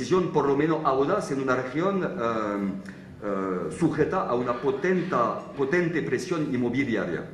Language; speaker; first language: Spanish; non-native, fluent; French